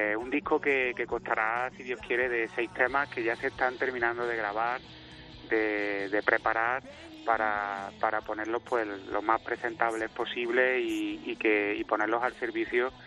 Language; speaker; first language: Spanish; native; Spanish